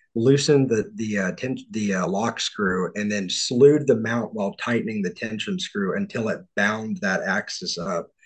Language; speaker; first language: English; native; English